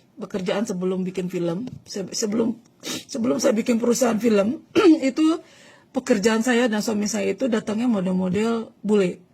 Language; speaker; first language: Indonesian; native; Indonesian